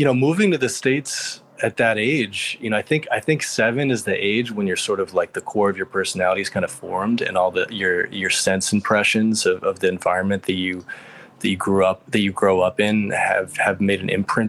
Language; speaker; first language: English; native; English